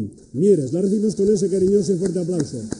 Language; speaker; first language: Spanish; native; Spanish